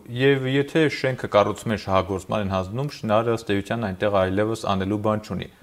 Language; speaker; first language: Armenian; native; Armenian